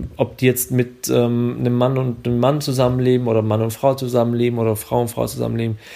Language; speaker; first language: German; native; German